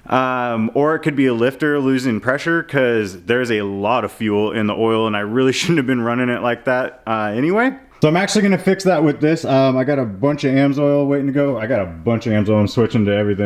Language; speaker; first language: English; native; English